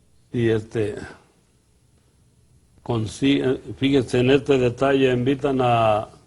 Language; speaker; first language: Spanish; native; Spanish